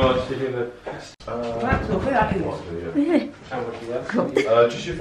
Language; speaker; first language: English; native; English